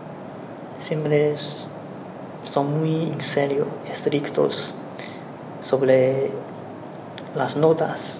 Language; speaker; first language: Spanish; non-native, learner; Chinese